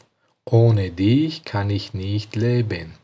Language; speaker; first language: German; non-native, learner; Tajik